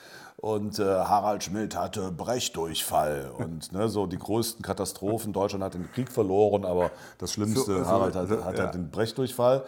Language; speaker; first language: German; native; German